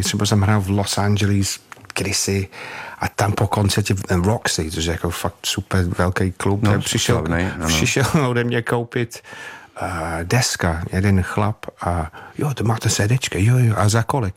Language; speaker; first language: Czech; non-native, fluent; English